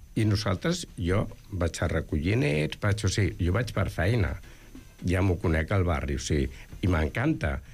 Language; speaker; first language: Catalan; native; Catalan